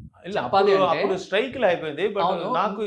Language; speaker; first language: Telugu; non-native, local second language; Tamil